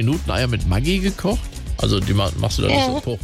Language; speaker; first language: German; native; German